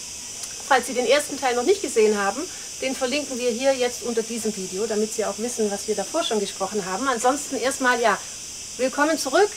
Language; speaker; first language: German; native; German